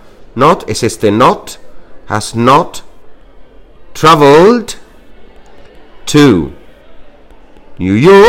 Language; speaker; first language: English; non-native, fluent; Spanish